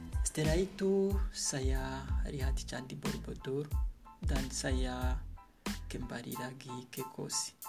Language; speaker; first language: Indonesian; non-native, learner; Kinyarwanda